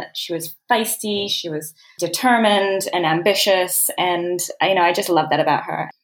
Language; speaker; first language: English; native; English